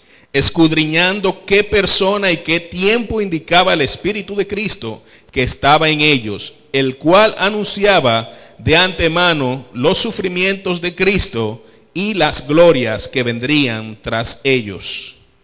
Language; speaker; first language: Spanish; native; Spanish